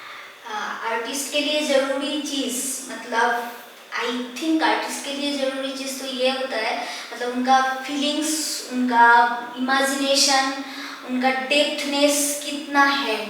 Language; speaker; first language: Hindi; non-native, local second language; Bangla